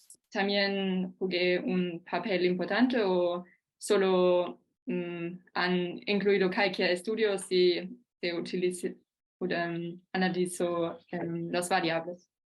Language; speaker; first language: Spanish; non-native, fluent; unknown